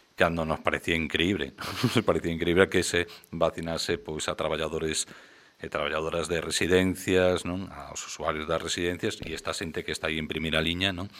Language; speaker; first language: Galician; native; Galician